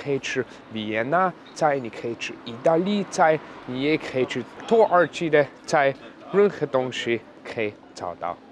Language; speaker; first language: Chinese; non-native, fluent; German